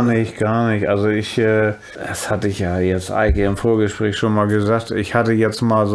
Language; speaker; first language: German; native; German